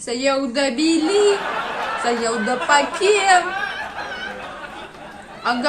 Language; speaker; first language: Indonesian; non-native, learner; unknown